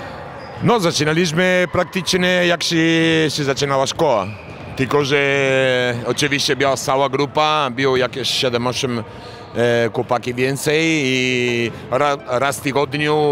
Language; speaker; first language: Polish; non-native, learner; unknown